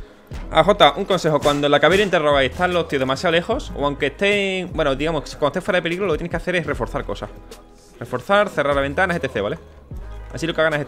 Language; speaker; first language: Spanish; native; Spanish